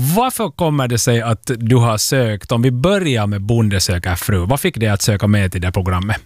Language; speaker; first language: Swedish; native; Swedish